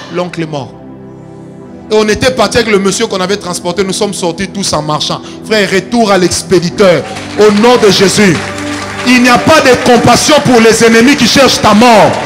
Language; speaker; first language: French; non-native, local second language; Lingala